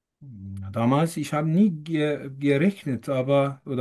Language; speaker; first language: German; non-native, fluent; Turkish